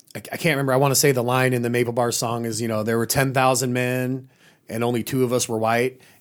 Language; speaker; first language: English; native; English